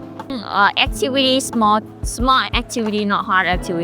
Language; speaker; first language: English; non-native, learner; Thai